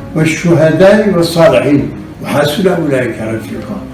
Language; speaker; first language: Turkish; non-native, local second language; Arabic